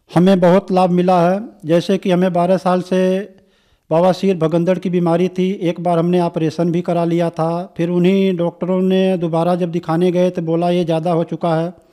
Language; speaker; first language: Hindi; native; Hindi